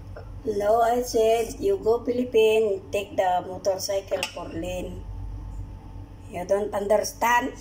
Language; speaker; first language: English; non-native, learner; Filipino